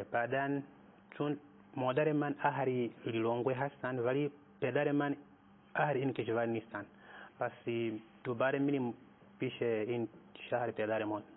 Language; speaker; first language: Persian; non-native, fluent; Nyanja